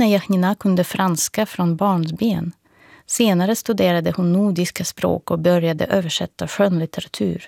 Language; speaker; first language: Swedish; non-native, fluent; Russian